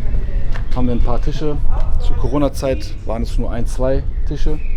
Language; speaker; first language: German; native; German